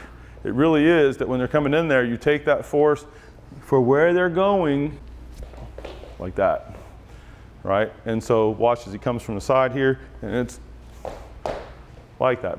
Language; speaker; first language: English; native; English